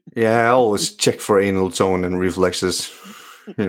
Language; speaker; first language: English; non-native, fluent; Norwegian